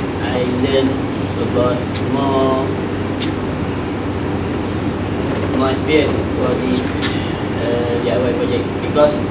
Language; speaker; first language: English; non-native, local second language; Malay